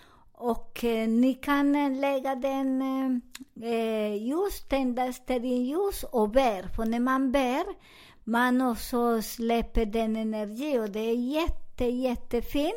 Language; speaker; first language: Swedish; non-native, learner; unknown